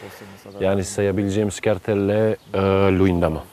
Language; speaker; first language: Turkish; native; Turkish